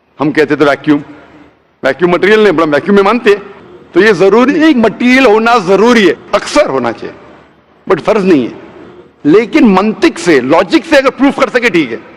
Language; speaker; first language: Hindi; non-native, local second language; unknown